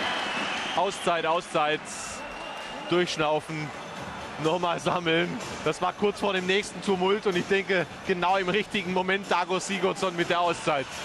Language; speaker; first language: German; native; German